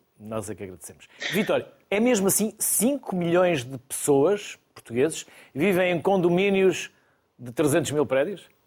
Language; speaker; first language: Portuguese; native; Portuguese